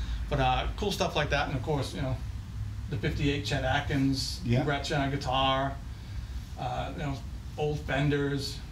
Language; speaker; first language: English; native; English